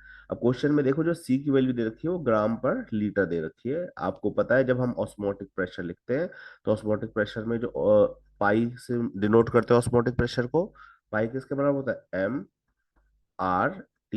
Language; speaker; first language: Hindi; native; Hindi